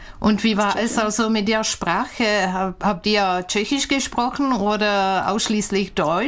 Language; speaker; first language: German; non-native, fluent; Czech